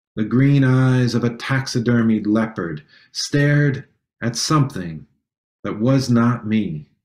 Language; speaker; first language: English; native; English